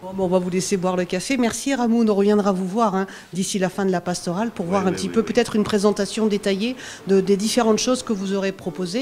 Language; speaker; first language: French; native; French